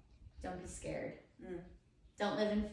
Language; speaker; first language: English; native; English